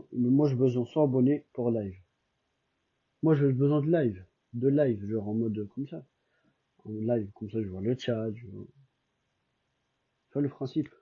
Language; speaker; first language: French; non-native, fluent; Albanian